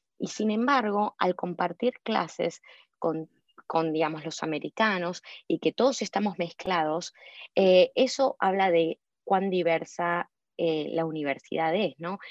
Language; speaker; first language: Spanish; native; Spanish